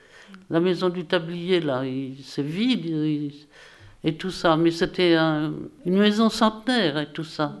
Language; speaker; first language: French; native; French